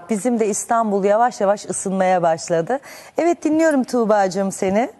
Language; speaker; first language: Turkish; native; Turkish